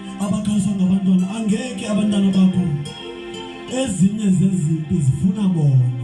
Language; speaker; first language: Zulu; non-native, local second language; Xhosa